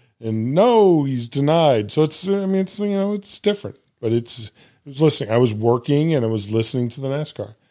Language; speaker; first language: English; native; English